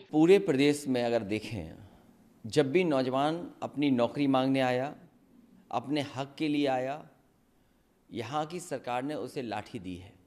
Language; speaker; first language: Hindi; native; Hindi